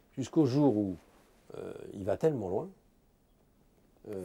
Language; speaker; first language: French; native; French